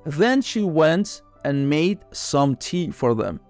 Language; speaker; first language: English; non-native, fluent; Persian